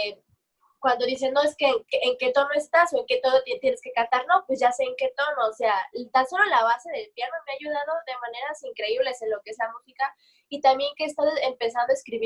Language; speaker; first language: Spanish; native; Spanish